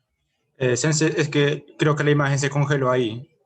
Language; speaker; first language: Spanish; native; Spanish